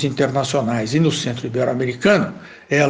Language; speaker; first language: Portuguese; native; Portuguese